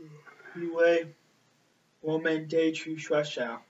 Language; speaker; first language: Chinese; non-native, learner; English